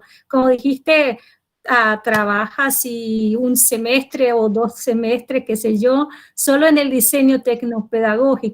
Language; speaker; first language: Spanish; non-native, fluent; Portuguese